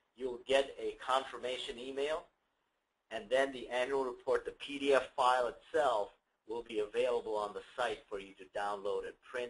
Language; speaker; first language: English; native; English